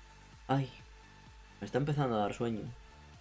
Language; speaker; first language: Spanish; native; Spanish